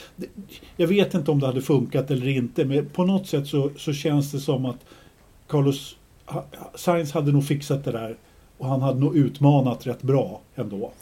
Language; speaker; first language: Swedish; native; Swedish